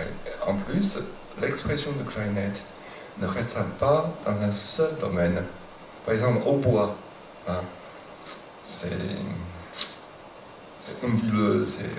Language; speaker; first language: French; non-native, fluent; Chinese